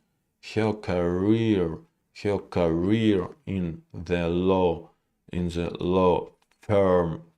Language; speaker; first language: English; non-native, learner; Russian